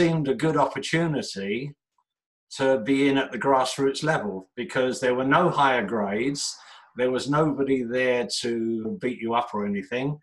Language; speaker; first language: English; native; English